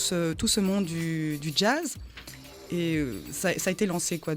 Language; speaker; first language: French; early bilingual, other home language; Khmer